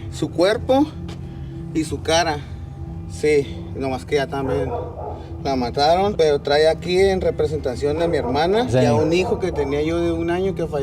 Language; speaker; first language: Spanish; native; Spanish